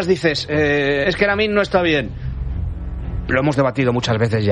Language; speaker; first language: Spanish; native; Spanish